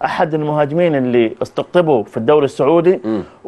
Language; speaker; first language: Arabic; native; Arabic